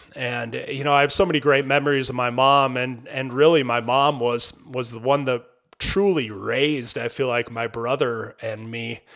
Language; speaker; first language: English; native; English